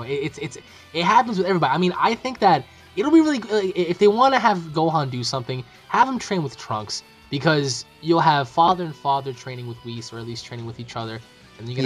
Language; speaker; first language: English; native; English